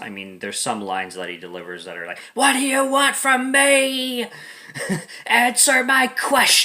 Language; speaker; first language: English; native; English